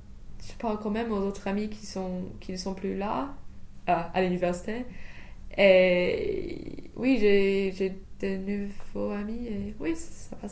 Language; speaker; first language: French; non-native, fluent; English